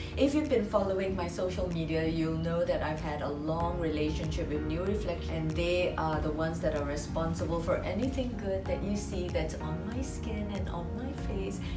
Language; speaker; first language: English; native; English